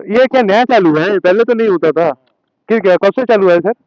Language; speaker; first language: Hindi; non-native, local second language; Bangla